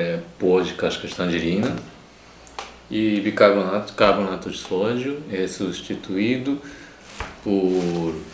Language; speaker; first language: Portuguese; non-native, fluent; Japanese